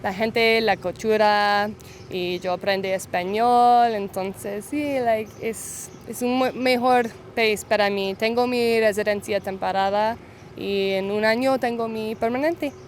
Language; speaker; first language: Spanish; non-native, learner; English